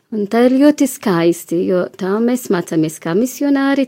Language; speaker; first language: Latvian; non-native, fluent; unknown